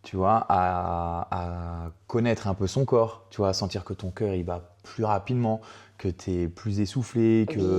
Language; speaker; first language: French; native; French